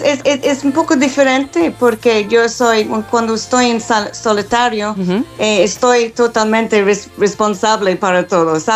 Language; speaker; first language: Spanish; non-native, fluent; English